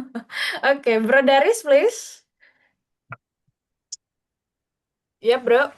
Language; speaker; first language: English; non-native, learner; Indonesian